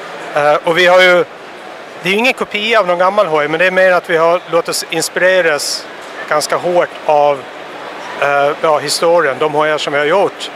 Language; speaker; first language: Swedish; native; Swedish